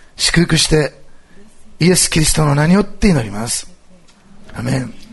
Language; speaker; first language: Japanese; native; Japanese